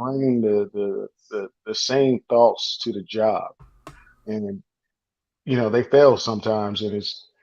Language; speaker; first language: English; native; English